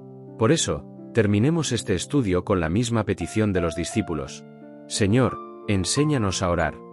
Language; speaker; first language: Spanish; native; Spanish